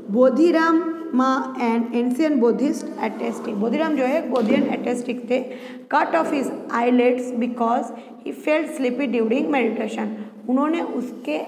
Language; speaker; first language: Hindi; non-native, local second language; Gujarati